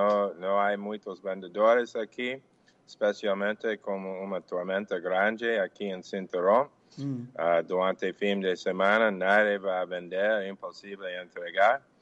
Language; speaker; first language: Portuguese; non-native, fluent; English